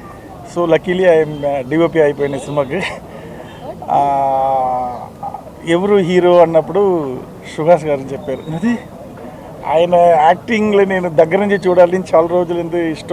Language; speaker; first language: Telugu; non-native, fluent; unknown